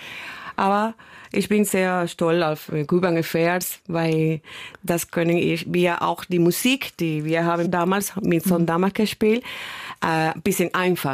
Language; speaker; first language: German; non-native, fluent; Spanish